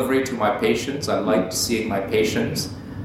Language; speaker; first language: English; non-native, local second language; Cantonese